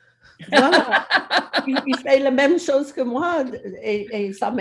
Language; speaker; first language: French; non-native, fluent; English